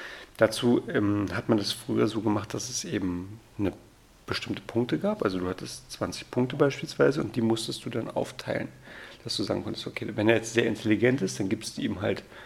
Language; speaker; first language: German; native; German